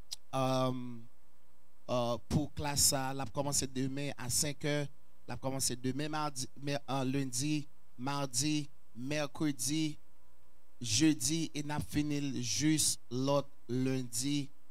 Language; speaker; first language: French; native; French